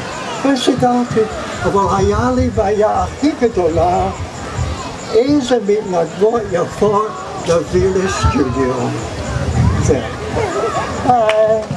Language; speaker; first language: Hebrew; non-native, fluent; English